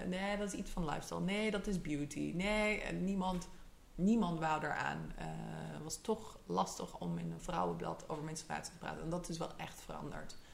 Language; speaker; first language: Dutch; early bilingual, other home language; English